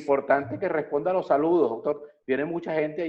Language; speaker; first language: Spanish; native; Spanish